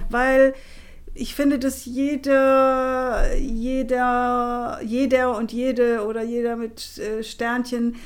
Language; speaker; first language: German; non-native, fluent; Spanish